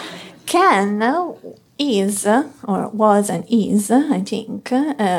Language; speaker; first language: English; non-native, fluent; Italian